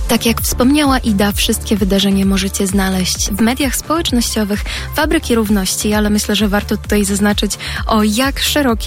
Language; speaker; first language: Polish; native; Polish